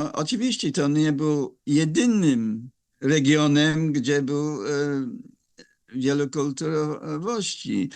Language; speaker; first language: Polish; non-native, fluent; English